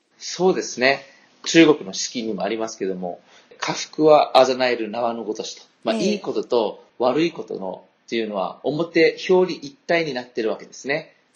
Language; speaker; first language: Japanese; native; Japanese